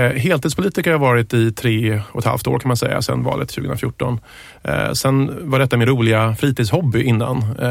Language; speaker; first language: Swedish; native; Swedish